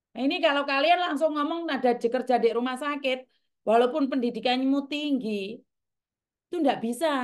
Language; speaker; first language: Indonesian; non-native, local second language; Javanese